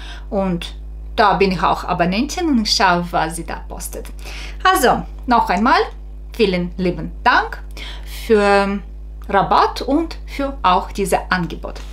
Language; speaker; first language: German; non-native, fluent; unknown